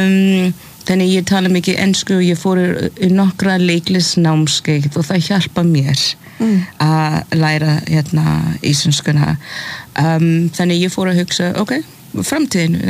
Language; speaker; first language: Icelandic; early bilingual, heritage; Icelandic